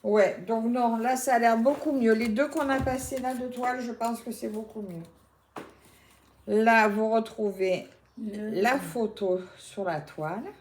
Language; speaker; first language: French; native; French